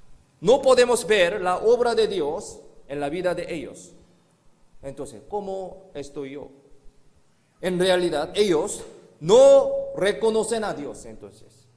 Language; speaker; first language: Spanish; non-native, learner; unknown